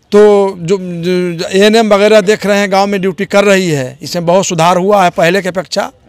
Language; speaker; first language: Hindi; native; Hindi